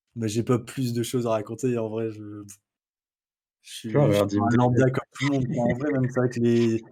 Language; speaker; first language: French; native; French